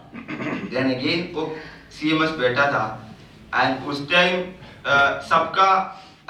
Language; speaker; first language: Hindi; non-native, local second language; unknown